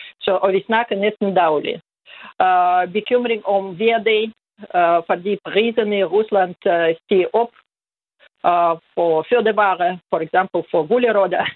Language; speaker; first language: Danish; non-native, fluent; Russian